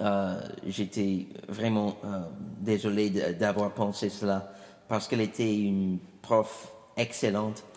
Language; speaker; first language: French; non-native, fluent; English